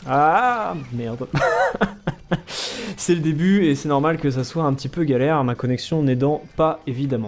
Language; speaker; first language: French; native; French